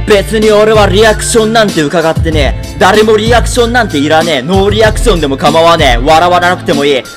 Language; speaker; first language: Japanese; native; Japanese